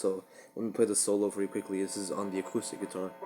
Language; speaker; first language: English; native; English